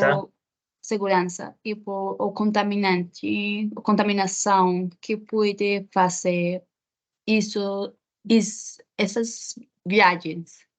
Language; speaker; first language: Portuguese; non-native, learner; Spanish